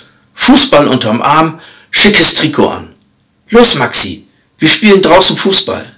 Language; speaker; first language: German; native; German